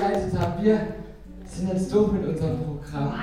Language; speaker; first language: German; native; German